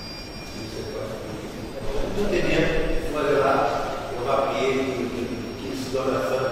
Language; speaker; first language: French; non-native, learner; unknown